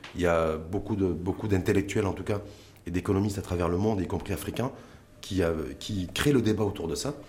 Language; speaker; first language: French; non-native, local second language; Arabic